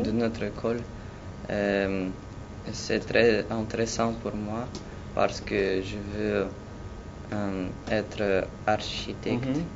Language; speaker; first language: French; non-native, learner; Russian